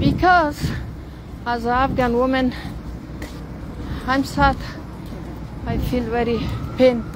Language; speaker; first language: English; non-native, learner; Persian